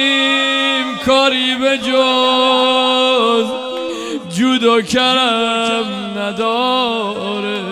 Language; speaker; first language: Persian; native; Persian